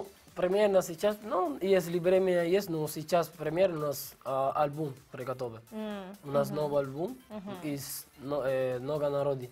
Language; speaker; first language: Russian; non-native, learner; Spanish